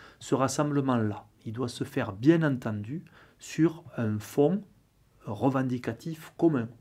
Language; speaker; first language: French; native; French